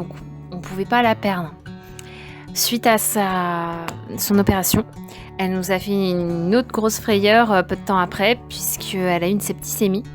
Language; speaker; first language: French; native; French